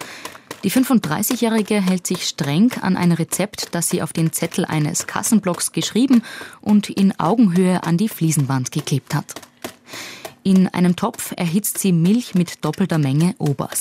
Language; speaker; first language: German; native; German